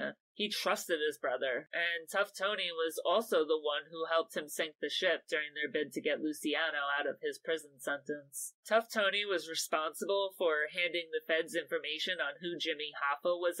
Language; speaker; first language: English; native; English